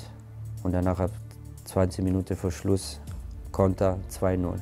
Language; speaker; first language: German; non-native, fluent; Italian